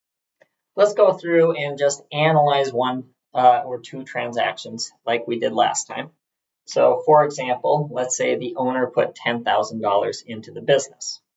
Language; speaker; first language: English; native; English